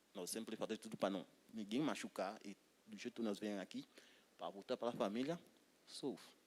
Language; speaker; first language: Portuguese; non-native, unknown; Haitian Creole